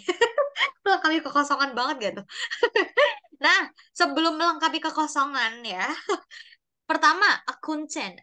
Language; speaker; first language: Indonesian; native; Indonesian